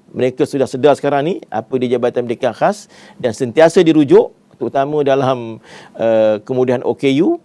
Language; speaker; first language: Malay; native; Malay